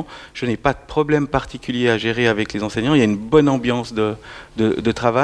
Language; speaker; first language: French; native; French